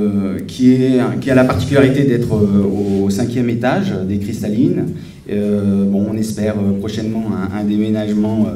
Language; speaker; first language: French; native; French